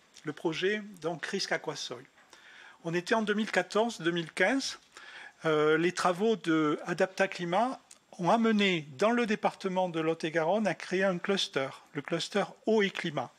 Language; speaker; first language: French; native; French